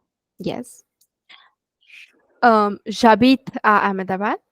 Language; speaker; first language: French; non-native, fluent; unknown